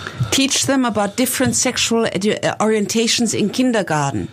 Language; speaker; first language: English; non-native, fluent; German